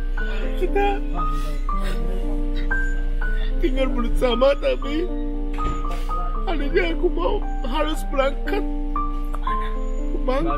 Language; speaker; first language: Indonesian; non-native, fluent; Japanese